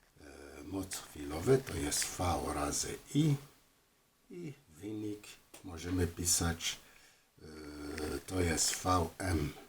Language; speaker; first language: Polish; non-native, learner; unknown